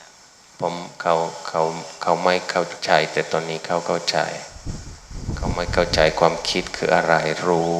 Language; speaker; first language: Thai; non-native, fluent; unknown